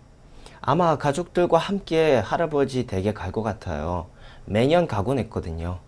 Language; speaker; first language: Korean; non-native, fluent; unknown